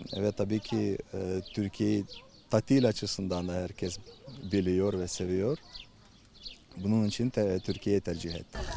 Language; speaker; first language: Turkish; non-native, fluent; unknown